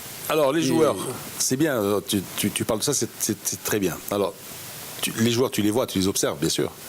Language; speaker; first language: French; non-native, local second language; Arabic